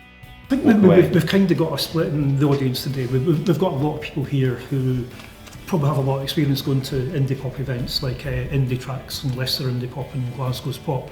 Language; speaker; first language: English; native; English